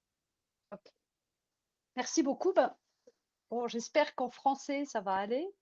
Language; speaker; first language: French; native; French